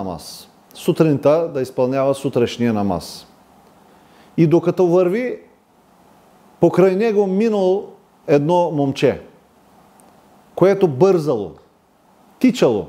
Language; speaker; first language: Bulgarian; non-native, local second language; Turkish